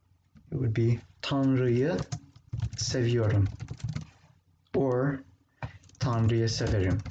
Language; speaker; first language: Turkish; non-native, fluent; English